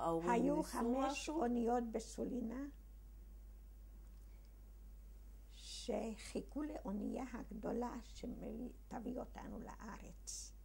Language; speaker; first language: Hebrew; early bilingual, other home language; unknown